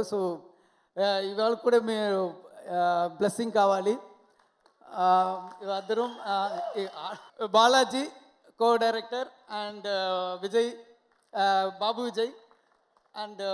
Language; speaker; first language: Telugu; non-native, learner; Tamil